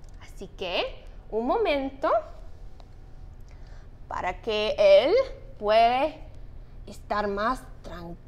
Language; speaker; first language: Spanish; non-native, fluent; English